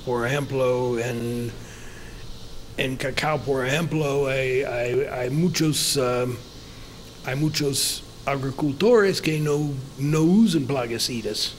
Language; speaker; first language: Spanish; non-native, fluent; English